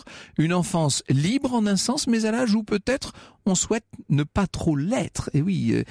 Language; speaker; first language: French; native; French